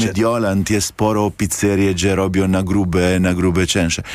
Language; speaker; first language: Polish; non-native, learner; Italian